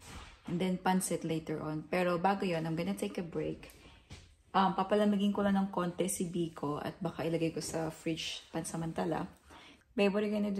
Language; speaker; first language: Filipino; native; Filipino